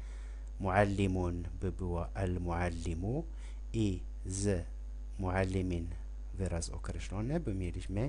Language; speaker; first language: Polish; non-native, fluent; Arabic